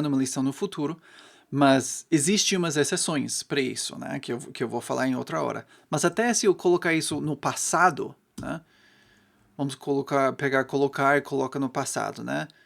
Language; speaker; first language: Portuguese; non-native, fluent; English